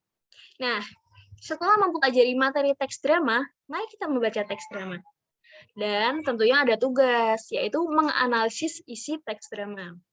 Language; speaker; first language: Indonesian; native; Indonesian